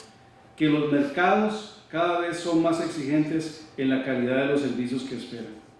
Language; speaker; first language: Spanish; native; Spanish